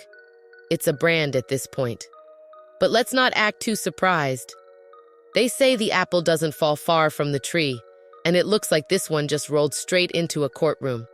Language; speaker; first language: English; native; English